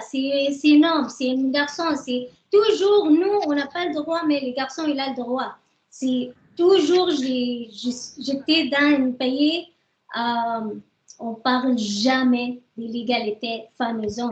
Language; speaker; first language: French; non-native, learner; Arabic